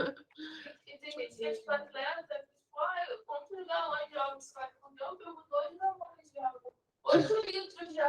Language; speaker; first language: Portuguese; non-native, local second language; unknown